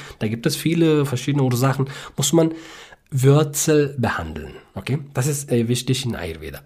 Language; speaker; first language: German; non-native, learner; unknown